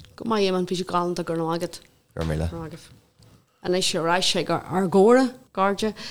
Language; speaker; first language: Irish; non-native, local second language; English